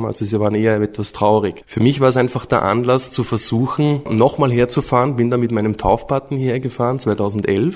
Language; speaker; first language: German; native; German